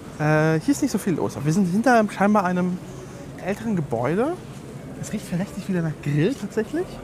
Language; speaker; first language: German; native; German